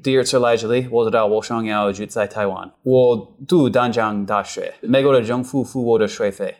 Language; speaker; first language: Chinese; non-native, learner; English